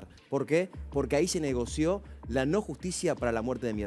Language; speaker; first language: Spanish; native; Spanish